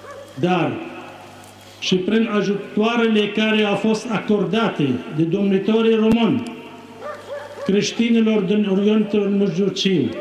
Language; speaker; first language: Romanian; non-native, fluent; Arabic